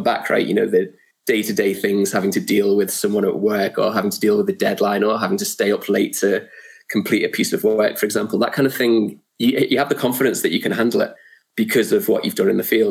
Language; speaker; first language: English; native; English